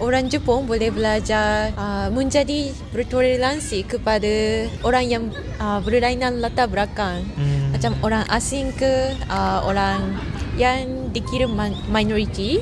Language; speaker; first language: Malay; non-native, fluent; Japanese